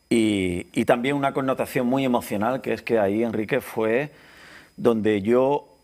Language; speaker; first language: Spanish; native; Spanish